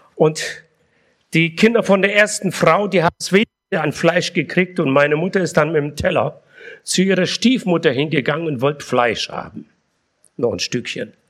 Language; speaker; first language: German; early bilingual, other home language; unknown